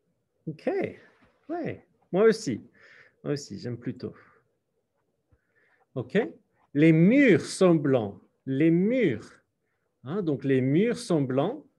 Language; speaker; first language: French; non-native, fluent; English